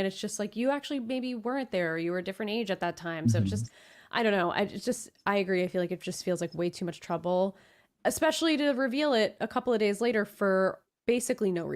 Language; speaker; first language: English; native; English